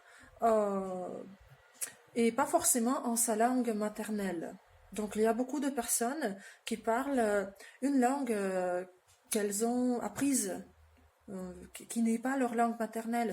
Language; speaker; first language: French; non-native, fluent; Russian